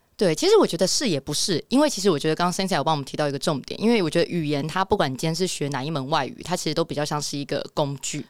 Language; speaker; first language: Chinese; native; Chinese